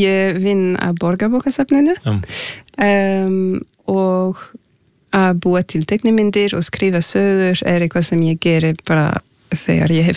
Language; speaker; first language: Icelandic; non-native, fluent; French